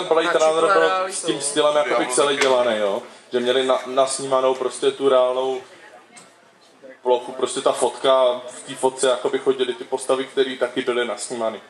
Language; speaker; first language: Czech; native; Czech